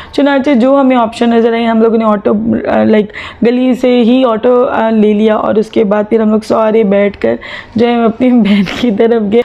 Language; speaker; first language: Urdu; native; Urdu